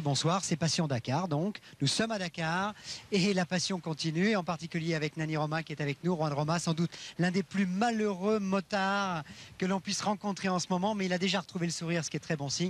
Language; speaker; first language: French; native; French